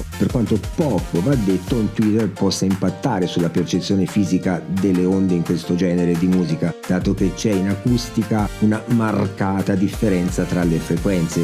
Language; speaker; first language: Italian; native; Italian